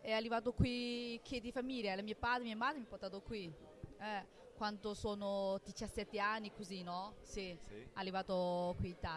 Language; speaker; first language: Italian; non-native, learner; Chinese